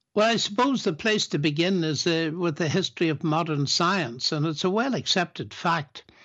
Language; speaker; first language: English; native; English